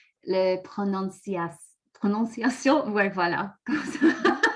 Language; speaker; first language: French; non-native, learner; English